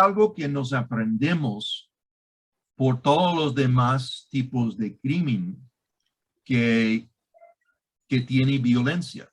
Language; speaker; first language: Spanish; non-native, fluent; English